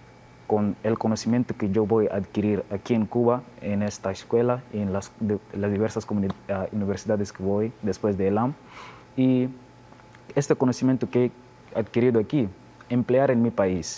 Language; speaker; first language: Spanish; non-native, learner; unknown